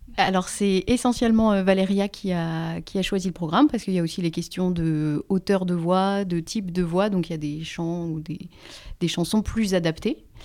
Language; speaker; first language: French; native; French